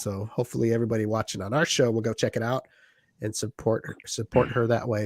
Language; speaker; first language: English; native; English